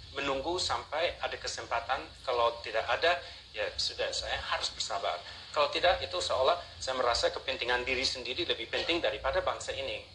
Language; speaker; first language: Indonesian; non-native, fluent; English